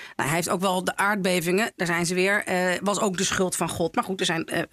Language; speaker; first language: Dutch; native; Dutch